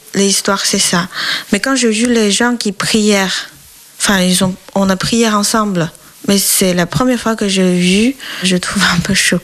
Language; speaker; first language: French; non-native, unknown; Chinese